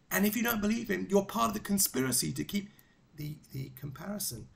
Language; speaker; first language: English; native; English